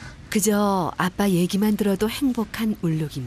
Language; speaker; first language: Korean; native; Korean